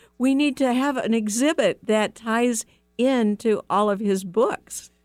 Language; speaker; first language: English; native; English